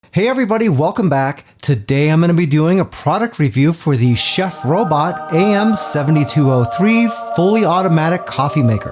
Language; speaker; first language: English; native; English